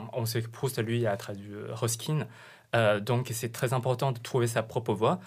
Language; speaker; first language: French; non-native, fluent; Chinese